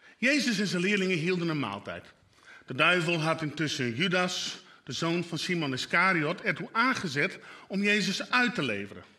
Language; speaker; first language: Dutch; non-native, local second language; Western Frisian